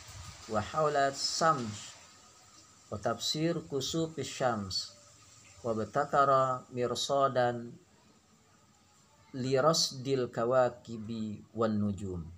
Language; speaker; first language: Arabic; non-native, fluent; Indonesian